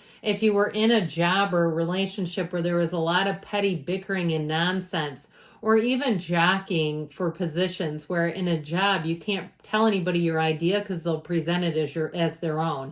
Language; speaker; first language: English; native; English